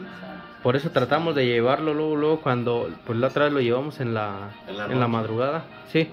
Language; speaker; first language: Spanish; native; Spanish